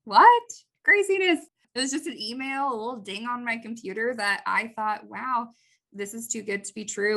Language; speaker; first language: English; native; English